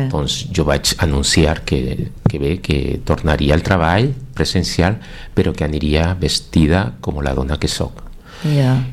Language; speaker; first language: Catalan; non-native, fluent; Spanish